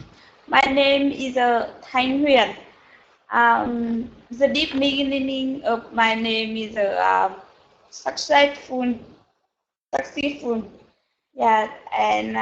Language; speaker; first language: English; non-native, learner; Vietnamese